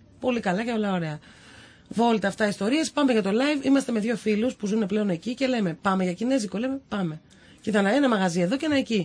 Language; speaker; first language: Greek; non-native, local second language; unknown